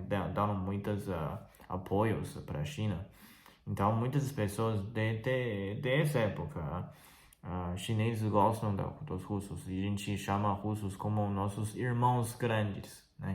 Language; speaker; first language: Portuguese; non-native, fluent; Chinese